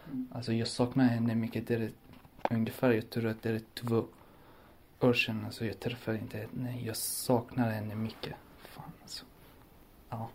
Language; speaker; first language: Swedish; non-native, learner; Persian